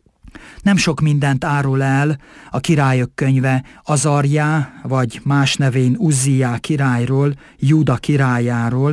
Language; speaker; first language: Hungarian; native; Hungarian